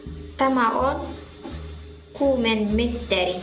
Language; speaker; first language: Finnish; non-native, learner; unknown